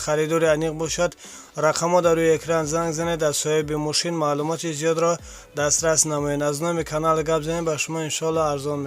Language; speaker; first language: Tajik; native; Tajik